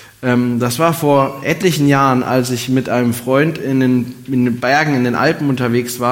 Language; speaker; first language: German; native; German